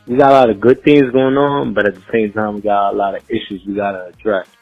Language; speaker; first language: English; native; English